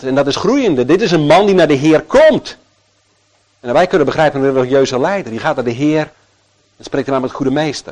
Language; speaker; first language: Dutch; native; Dutch